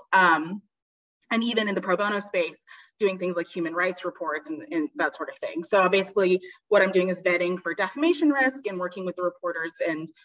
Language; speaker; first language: English; native; English